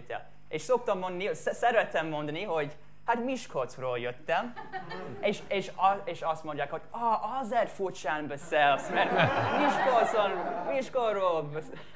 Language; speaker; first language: Hungarian; non-native, fluent; English